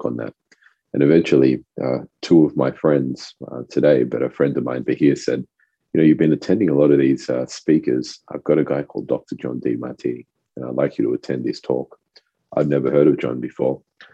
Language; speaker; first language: English; non-native, local second language; French